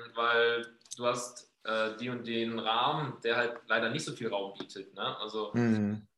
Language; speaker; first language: German; native; German